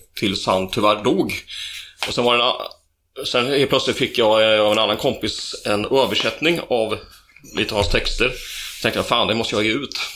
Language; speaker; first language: Swedish; native; Swedish